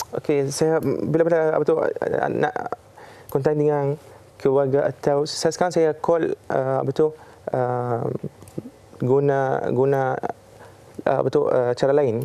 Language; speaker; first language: Indonesian; non-native, fluent; Arabic